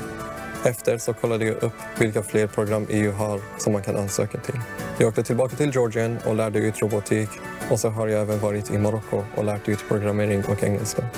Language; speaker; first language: Swedish; early bilingual, other home language; Persian